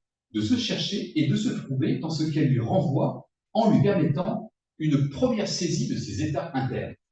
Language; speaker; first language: French; native; French